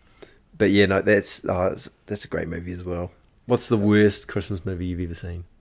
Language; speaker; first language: English; native; English